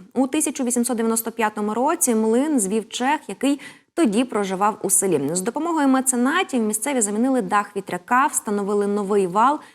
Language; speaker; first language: Ukrainian; native; Ukrainian